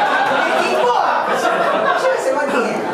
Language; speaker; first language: Chinese; non-native, fluent; Japanese